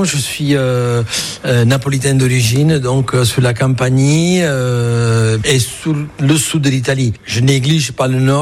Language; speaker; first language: French; non-native, fluent; Italian